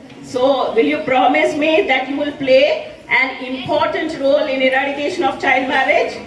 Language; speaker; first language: English; non-native, local second language; Telugu